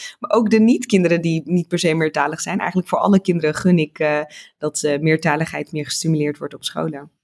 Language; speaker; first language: Dutch; early bilingual, other home language; Tigrinya